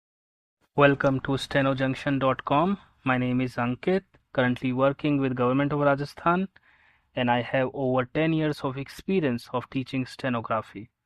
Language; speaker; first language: English; non-native, local second language; Hindi